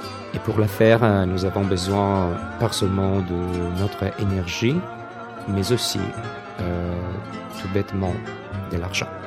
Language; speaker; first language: French; non-native, fluent; Italian